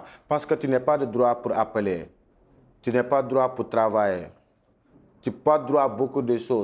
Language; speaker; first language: French; non-native, learner; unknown